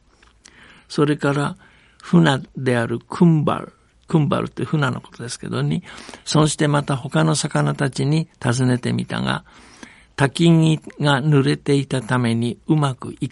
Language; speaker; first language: Japanese; native; Japanese